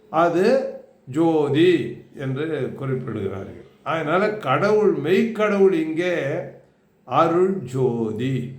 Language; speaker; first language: Tamil; native; Tamil